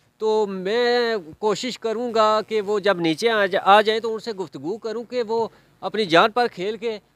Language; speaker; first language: Urdu; non-native, local second language; Punjabi